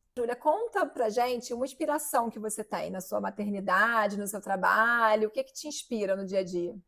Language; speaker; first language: Portuguese; native; Portuguese